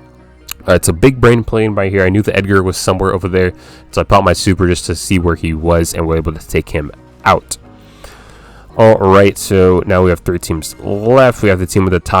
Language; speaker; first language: English; native; English